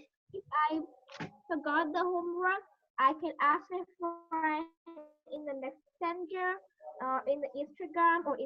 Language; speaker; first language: English; non-native, learner; Vietnamese